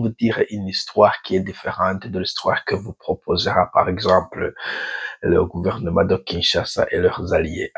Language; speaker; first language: French; non-native, local second language; Rundi